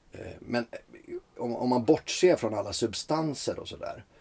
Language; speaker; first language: Swedish; early bilingual, other home language; Finnish